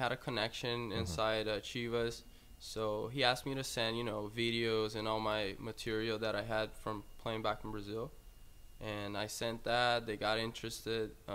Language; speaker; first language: English; non-native, fluent; Portuguese